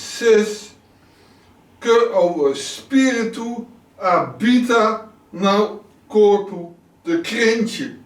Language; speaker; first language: Portuguese; non-native, learner; Dutch